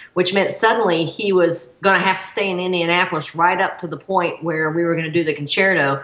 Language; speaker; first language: English; native; English